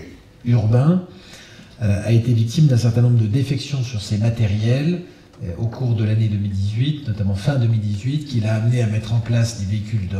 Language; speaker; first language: French; native; French